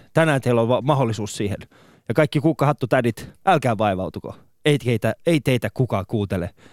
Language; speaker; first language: Finnish; early bilingual, other home language; Persian